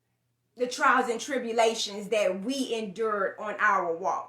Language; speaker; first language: English; native; English